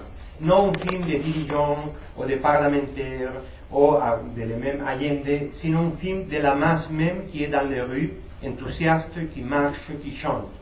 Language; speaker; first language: French; non-native, fluent; Spanish